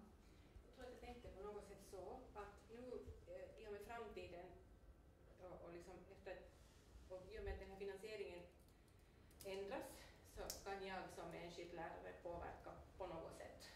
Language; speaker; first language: Swedish; native; Swedish